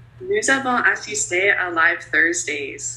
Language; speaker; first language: French; non-native, learner; English